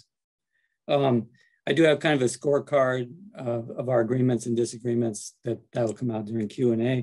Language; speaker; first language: English; native; English